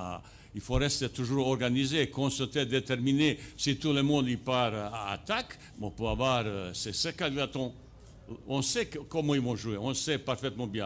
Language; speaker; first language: French; non-native, fluent; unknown